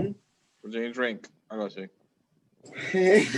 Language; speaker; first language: Spanish; early bilingual, heritage; Spanish